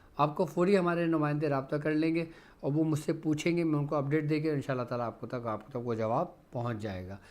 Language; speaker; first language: Urdu; native; Urdu